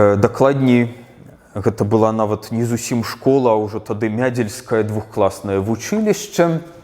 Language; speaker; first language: Belarusian; native; Belarusian